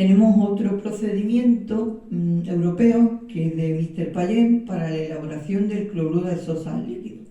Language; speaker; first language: Spanish; native; Spanish